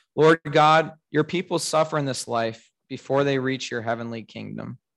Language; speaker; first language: English; native; English